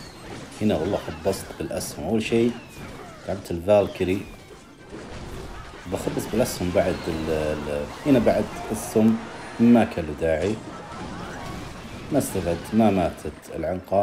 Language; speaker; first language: Arabic; native; Arabic